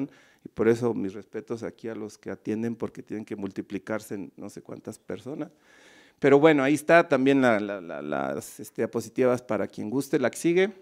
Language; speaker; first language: Spanish; native; Spanish